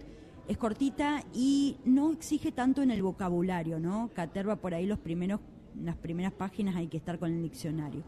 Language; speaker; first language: Spanish; native; Spanish